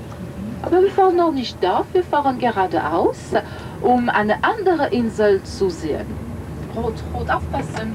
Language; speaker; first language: German; non-native, fluent; French